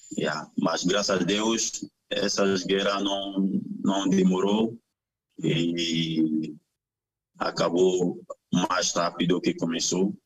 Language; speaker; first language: Portuguese; non-native, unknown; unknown